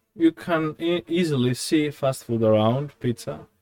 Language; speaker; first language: English; non-native, fluent; Greek